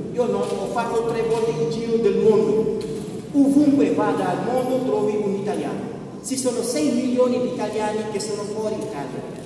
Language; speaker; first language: Italian; non-native, fluent; Wolof